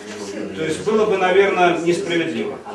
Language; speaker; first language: Russian; native; Russian